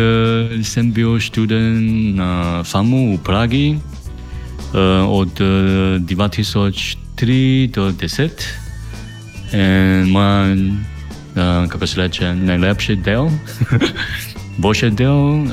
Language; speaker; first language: Slovenian; non-native, learner; Chinese